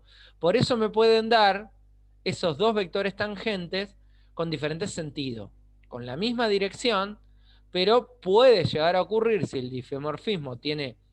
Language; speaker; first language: Spanish; native; Spanish